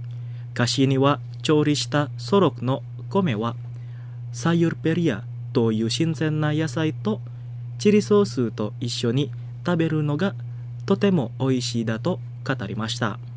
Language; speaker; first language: Japanese; non-native, learner; Indonesian